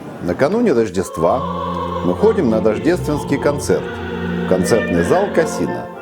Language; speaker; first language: Russian; native; Russian